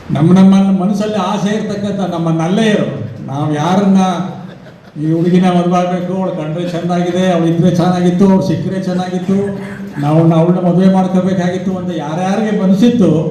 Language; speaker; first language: Kannada; native; Kannada